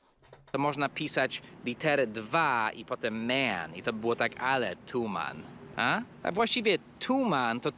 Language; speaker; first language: Polish; non-native, fluent; English